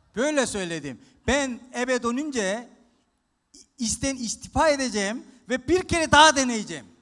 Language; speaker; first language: Turkish; non-native, fluent; Korean